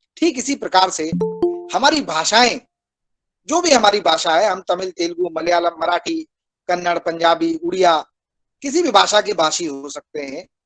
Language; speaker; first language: Hindi; native; Hindi